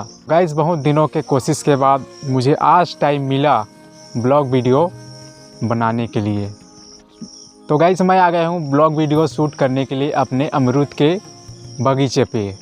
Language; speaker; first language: Hindi; non-native, local second language; Chhattisgarhi